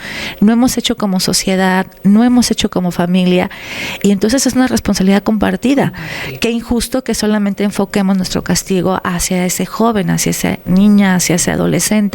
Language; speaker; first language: Spanish; native; Spanish